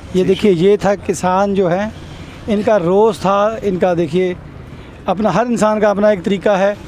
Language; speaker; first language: Hindi; non-native, local second language; Punjabi